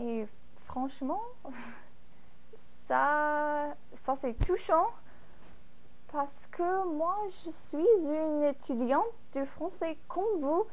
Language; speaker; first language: French; non-native, fluent; English